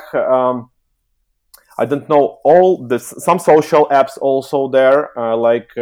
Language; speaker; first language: English; non-native, learner; Ukrainian